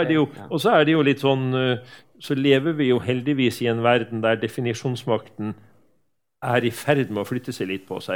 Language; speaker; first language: Norwegian; native; Norwegian